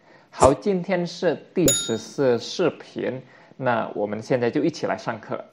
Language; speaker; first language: Chinese; non-native, fluent; Indonesian